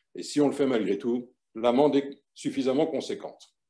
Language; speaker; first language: French; native; French